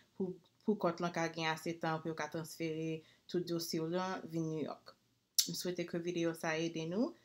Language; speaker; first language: Haitian Creole; early bilingual, heritage; English